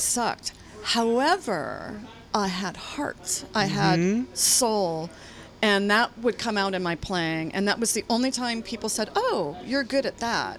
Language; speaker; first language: English; native; English